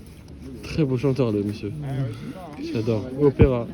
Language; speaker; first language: French; native; French